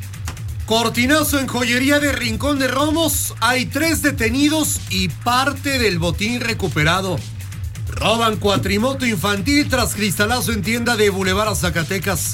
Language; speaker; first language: Spanish; native; Spanish